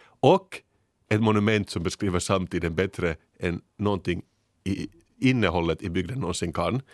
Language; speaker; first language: Swedish; native; Swedish